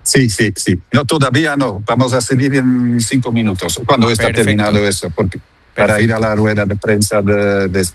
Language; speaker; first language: Spanish; non-native, fluent; Dutch